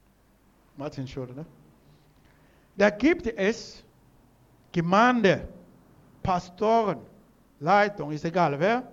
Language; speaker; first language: German; non-native, learner; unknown